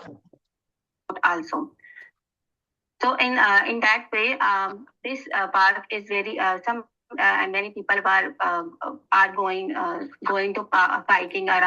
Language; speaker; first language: English; non-native, learner; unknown